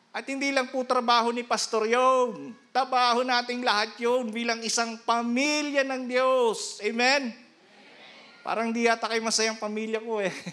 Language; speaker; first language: Filipino; non-native, local second language; Bikol